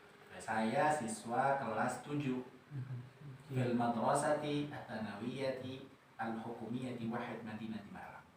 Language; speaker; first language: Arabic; non-native, learner; Indonesian